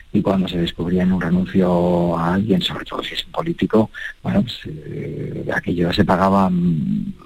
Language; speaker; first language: Spanish; native; Spanish